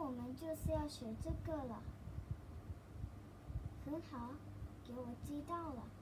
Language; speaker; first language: Chinese; non-native, learner; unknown